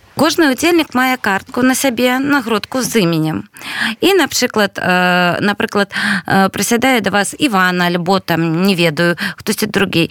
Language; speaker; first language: Belarusian; non-native, local second language; Russian